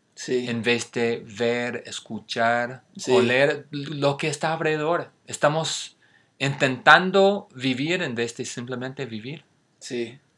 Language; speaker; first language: Spanish; non-native, fluent; English